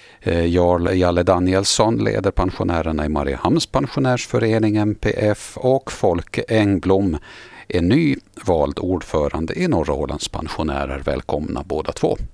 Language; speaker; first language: Swedish; native; Swedish